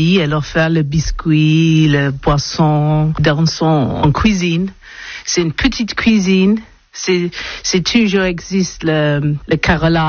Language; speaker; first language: French; non-native, learner; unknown